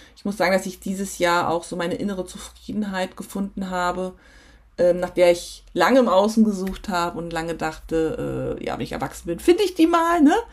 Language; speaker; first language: German; native; German